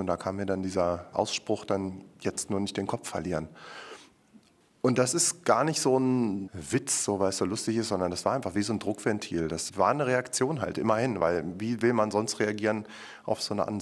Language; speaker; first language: German; native; German